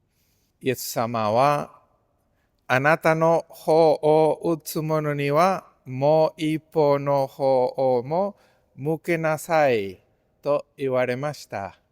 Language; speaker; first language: Japanese; non-native, fluent; Spanish